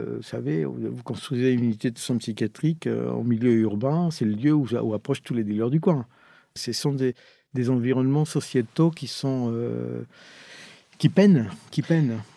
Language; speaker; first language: French; non-native, fluent; Spanish